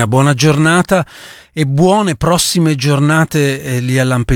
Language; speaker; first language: Italian; native; Italian